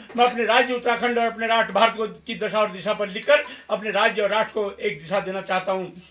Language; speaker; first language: Hindi; native; Hindi